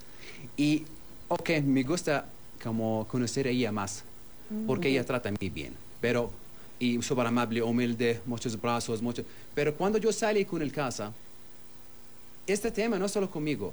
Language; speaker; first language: Spanish; non-native, learner; Arabic